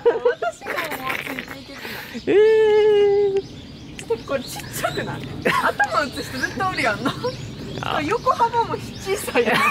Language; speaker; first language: Japanese; native; Japanese